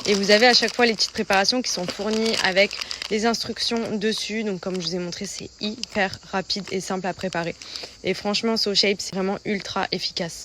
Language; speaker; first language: French; native; French